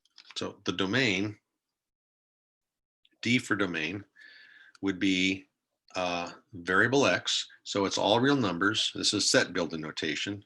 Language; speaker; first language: English; native; English